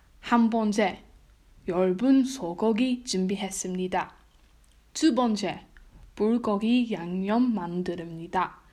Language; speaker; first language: Korean; non-native, learner; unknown